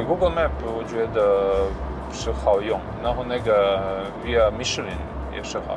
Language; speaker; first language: Chinese; non-native, learner; Serbian